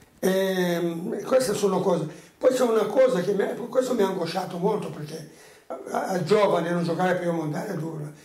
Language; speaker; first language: Italian; non-native, fluent; Portuguese